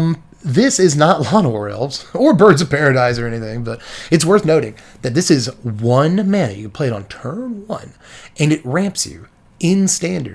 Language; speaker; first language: English; native; English